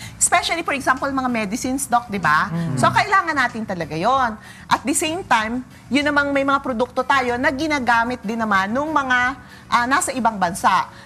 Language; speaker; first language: Filipino; native; Filipino